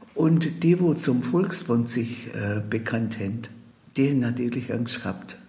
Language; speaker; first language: German; native; German